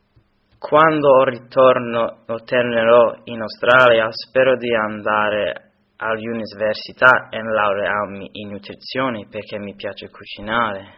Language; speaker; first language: Italian; non-native, learner; English